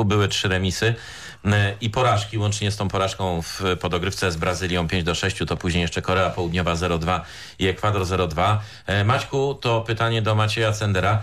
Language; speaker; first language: Polish; native; Polish